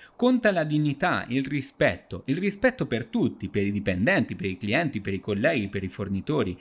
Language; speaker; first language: Italian; non-native, fluent; Spanish